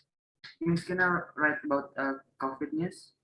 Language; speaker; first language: English; non-native, learner; Indonesian